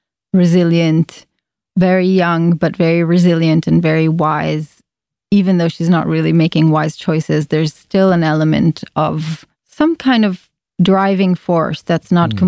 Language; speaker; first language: English; non-native, fluent; Italian